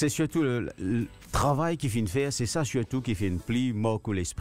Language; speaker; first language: French; non-native, local second language; Morisyen